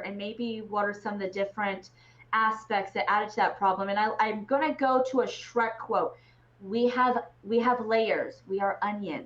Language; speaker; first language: English; native; English